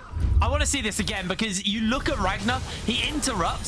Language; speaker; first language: English; native; English